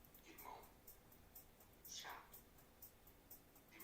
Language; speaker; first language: Portuguese; non-native, learner; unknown